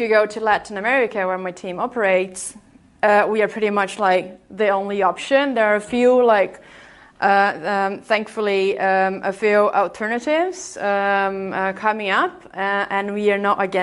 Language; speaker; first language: English; non-native, fluent; Portuguese